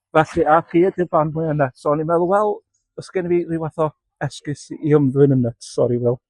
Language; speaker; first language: Welsh; native; Welsh